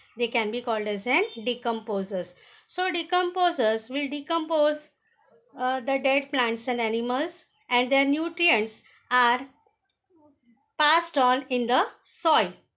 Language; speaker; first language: English; non-native, local second language; Marathi